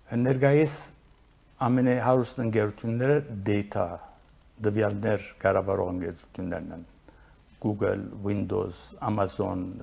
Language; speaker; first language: Armenian; early bilingual, heritage; Armenian